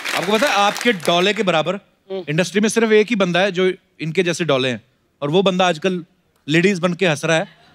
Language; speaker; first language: Hindi; native; Hindi